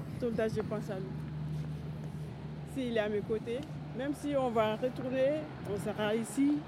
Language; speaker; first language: French; non-native, learner; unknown